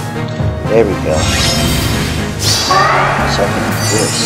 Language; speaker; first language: English; native; English